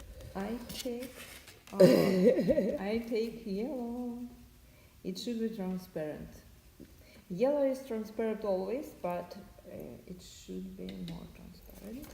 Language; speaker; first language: English; non-native, learner; Russian